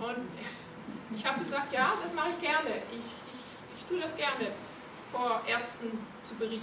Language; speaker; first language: German; non-native, fluent; Hungarian